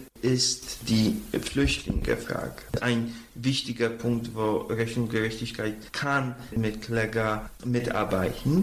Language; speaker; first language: German; non-native, fluent; Polish